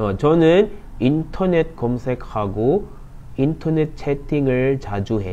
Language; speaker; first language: Korean; non-native, learner; Filipino